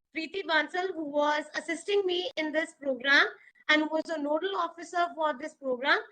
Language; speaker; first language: English; non-native, local second language; Punjabi